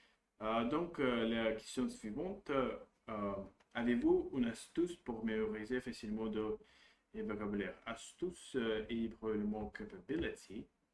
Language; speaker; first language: French; non-native, learner; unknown